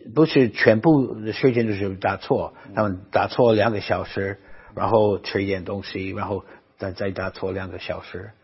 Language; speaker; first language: Chinese; non-native, fluent; English